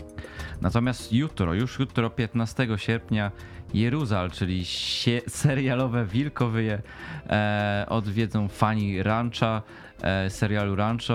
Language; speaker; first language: Polish; native; Polish